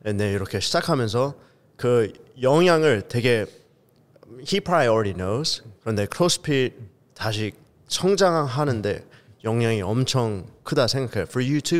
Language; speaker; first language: Korean; early bilingual, heritage; Korean